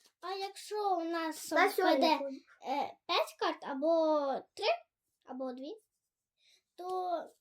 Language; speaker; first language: Ukrainian; non-native, local second language; Russian